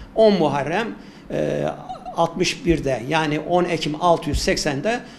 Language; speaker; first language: Turkish; native; Turkish